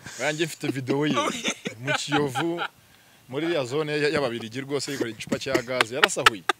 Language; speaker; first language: Kinyarwanda; native; Kinyarwanda